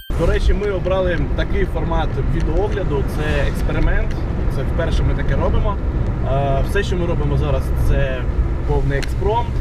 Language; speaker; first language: Ukrainian; non-native, local second language; Russian